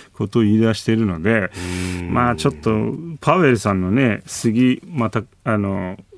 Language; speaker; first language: Japanese; non-native, fluent; Turkish